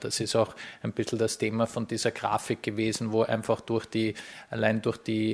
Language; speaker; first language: German; native; German